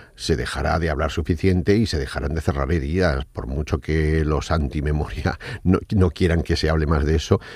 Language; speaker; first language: Spanish; non-native, fluent; Arabic